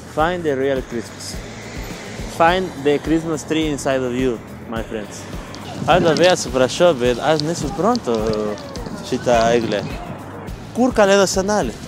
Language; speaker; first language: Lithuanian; non-native, learner; Spanish